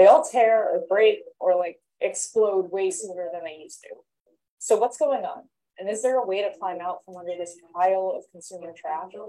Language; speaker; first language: English; native; English